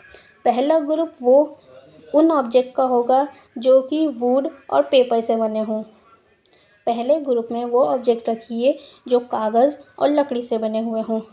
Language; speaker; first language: Hindi; native; Hindi